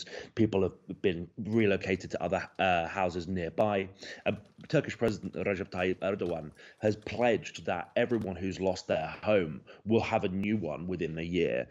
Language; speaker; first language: English; native; English